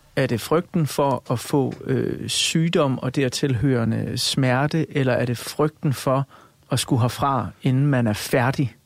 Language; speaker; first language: Danish; native; Danish